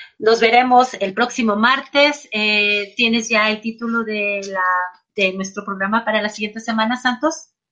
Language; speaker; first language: Spanish; native; Spanish